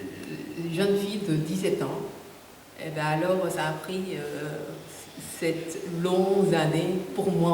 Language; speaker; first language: French; non-native, fluent; Korean